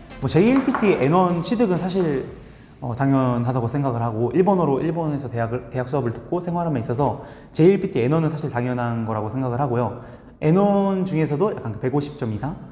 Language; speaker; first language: Korean; native; Korean